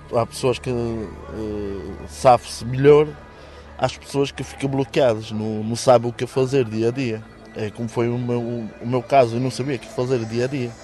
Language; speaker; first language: Portuguese; non-native, fluent; Romanian